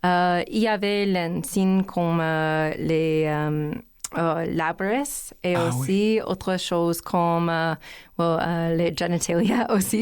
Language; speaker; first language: French; non-native, learner; English